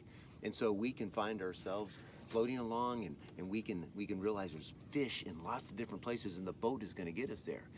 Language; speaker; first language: English; native; English